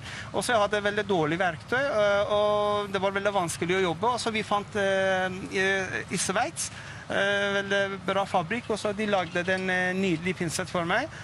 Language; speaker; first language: Norwegian; non-native, fluent; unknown